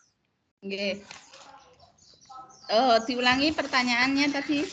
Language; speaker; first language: Indonesian; non-native, local second language; Javanese